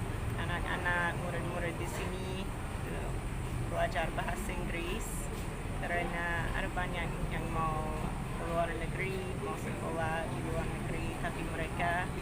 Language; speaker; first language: Indonesian; non-native, fluent; English